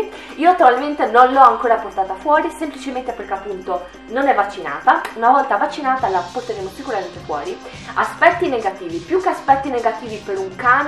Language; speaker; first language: Italian; native; Italian